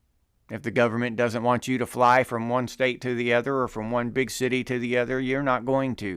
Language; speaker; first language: English; native; English